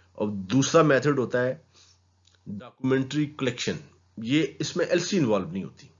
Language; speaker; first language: Urdu; non-native, local second language; Punjabi